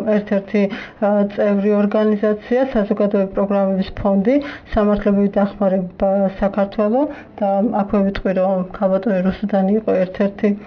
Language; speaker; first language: Georgian; native; Georgian